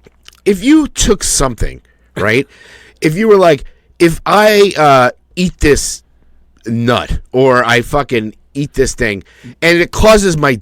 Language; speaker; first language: English; native; English